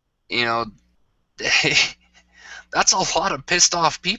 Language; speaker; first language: English; native; English